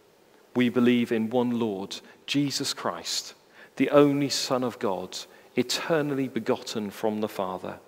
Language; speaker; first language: English; native; English